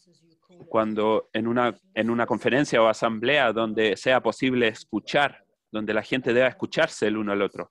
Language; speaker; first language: Spanish; non-native, fluent; English